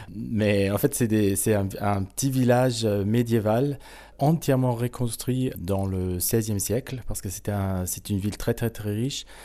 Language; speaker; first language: French; non-native, fluent; German